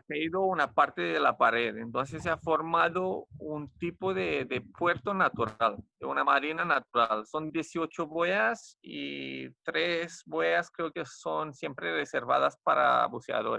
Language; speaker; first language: Spanish; non-native, fluent; Romanian